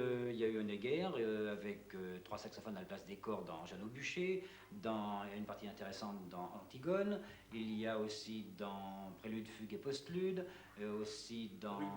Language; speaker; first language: French; native; French